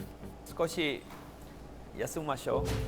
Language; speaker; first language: Japanese; non-native, learner; Korean